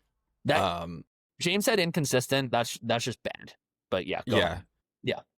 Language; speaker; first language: English; native; English